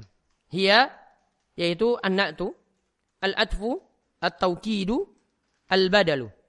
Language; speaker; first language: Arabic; non-native, fluent; Indonesian